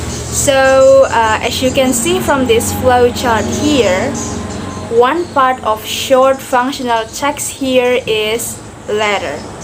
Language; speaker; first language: English; non-native, fluent; Indonesian